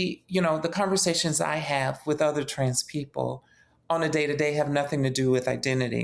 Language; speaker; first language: English; native; English